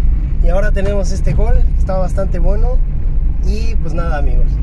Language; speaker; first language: Spanish; native; Spanish